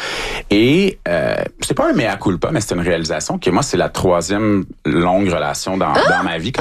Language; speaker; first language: French; native; French